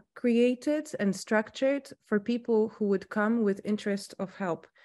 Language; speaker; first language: English; non-native, fluent; Polish